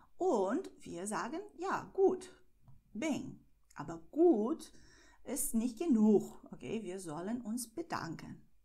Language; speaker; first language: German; non-native, fluent; Portuguese